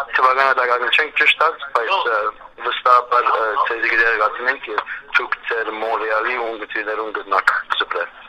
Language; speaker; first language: Armenian; early bilingual, heritage; Armenian